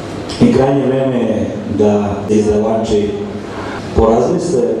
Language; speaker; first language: Serbian; native; Serbian